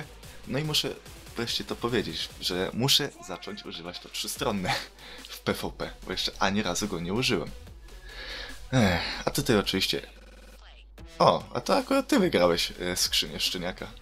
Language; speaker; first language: Polish; native; Polish